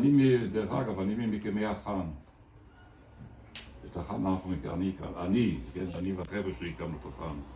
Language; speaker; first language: Hebrew; early bilingual, other home language; German